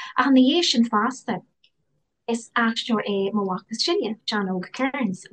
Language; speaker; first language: Irish; non-native, local second language; English